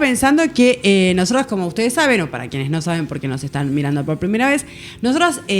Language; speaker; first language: Spanish; native; Spanish